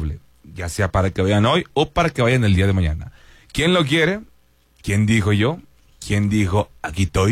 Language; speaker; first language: Spanish; native; Spanish